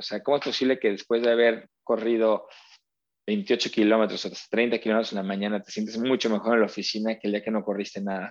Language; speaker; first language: Spanish; native; Spanish